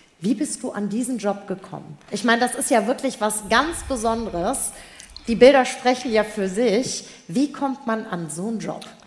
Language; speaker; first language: German; native; German